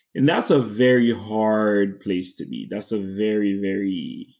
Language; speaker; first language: English; non-native, fluent; French